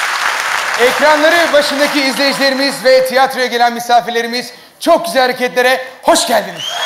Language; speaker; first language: Turkish; native; Turkish